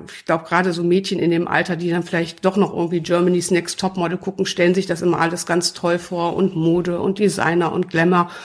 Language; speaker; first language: German; native; German